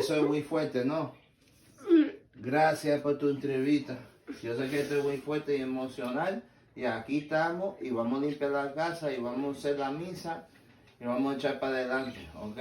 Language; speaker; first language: Spanish; early bilingual, heritage; English